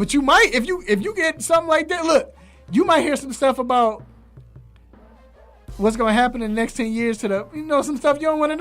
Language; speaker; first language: English; native; English